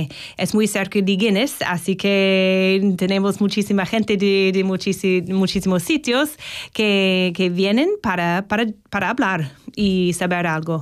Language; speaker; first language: Spanish; non-native, learner; English